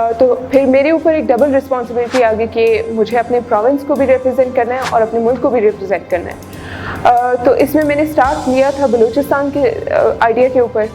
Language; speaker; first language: Urdu; non-native, local second language; Pashto